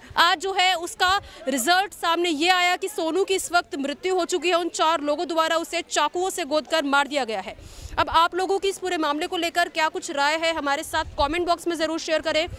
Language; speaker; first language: Hindi; native; Hindi